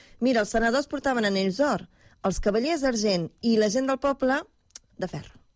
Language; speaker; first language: Catalan; native; Catalan